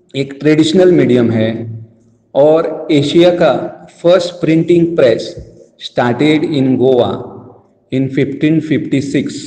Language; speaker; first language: Hindi; non-native, local second language; Konkani